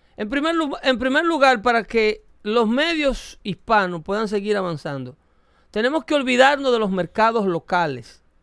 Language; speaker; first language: Spanish; native; Spanish